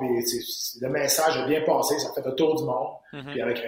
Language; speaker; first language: French; native; French